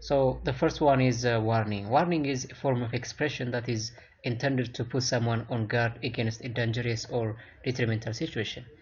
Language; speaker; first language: English; non-native, local second language; Amharic